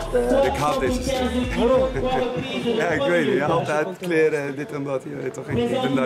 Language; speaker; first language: Dutch; native; Dutch